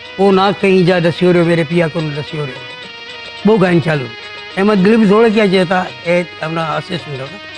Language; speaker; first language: Gujarati; non-native, local second language; Kachhi